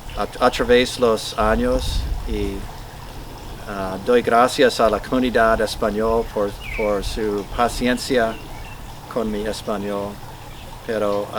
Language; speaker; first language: Spanish; non-native, learner; English